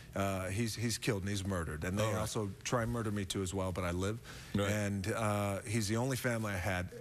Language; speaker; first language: English; native; English